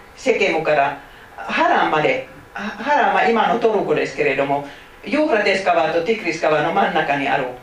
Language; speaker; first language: Japanese; non-native, fluent; Finnish